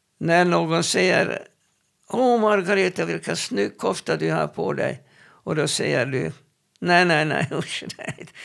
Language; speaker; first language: Swedish; non-native, fluent; Hebrew